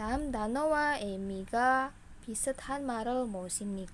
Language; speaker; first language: Korean; non-native, fluent; Indonesian